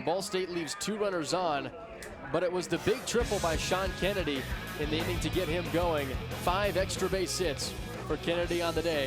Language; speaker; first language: English; native; English